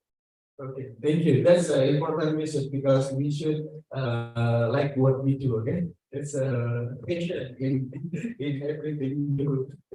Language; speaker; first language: English; non-native, learner; Indonesian